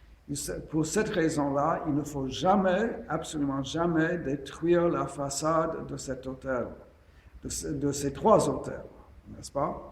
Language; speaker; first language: French; non-native, fluent; English